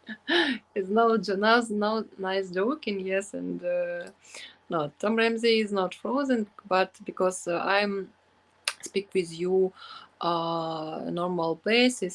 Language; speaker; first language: English; non-native, learner; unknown